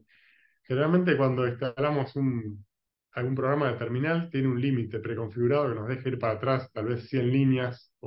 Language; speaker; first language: Spanish; native; Spanish